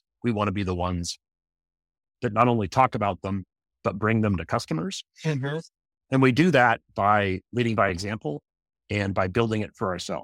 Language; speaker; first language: English; native; English